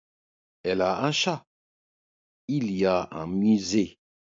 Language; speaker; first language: French; non-native, fluent; Arabic